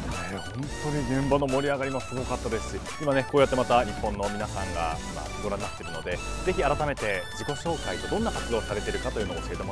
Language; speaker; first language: Japanese; native; Japanese